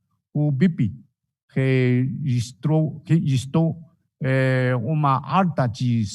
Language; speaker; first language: Portuguese; non-native, fluent; Chinese